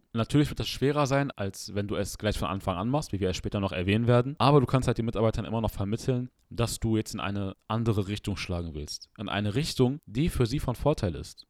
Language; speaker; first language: German; early bilingual, other home language; Arabic